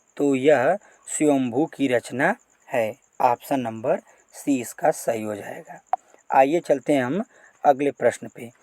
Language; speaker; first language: Hindi; native; Hindi